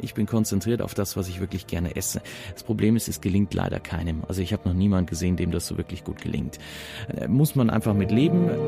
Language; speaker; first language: German; native; German